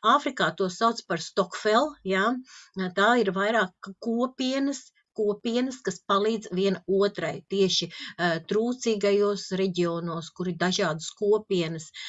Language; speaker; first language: Latvian; non-native, local second language; Russian